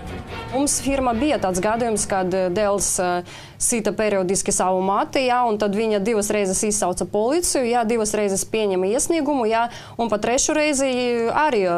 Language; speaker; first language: Latvian; non-native, local second language; Russian